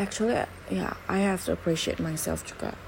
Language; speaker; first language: English; non-native, fluent; Indonesian